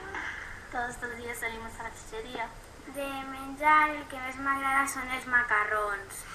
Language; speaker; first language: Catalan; non-native, local second language; Spanish